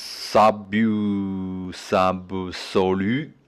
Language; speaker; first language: French; non-native, learner; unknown